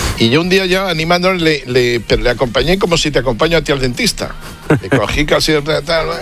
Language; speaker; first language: Spanish; native; Spanish